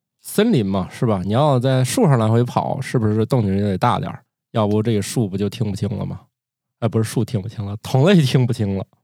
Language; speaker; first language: Chinese; native; Chinese